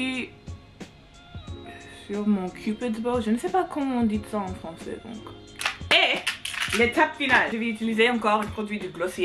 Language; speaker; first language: French; non-native, learner; English